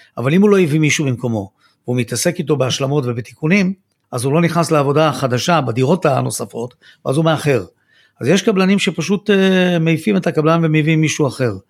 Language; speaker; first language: Hebrew; native; Hebrew